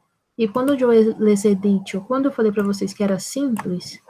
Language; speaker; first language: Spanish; non-native, fluent; Portuguese